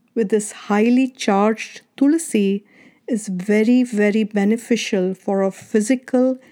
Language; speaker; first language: English; non-native, local second language; Kannada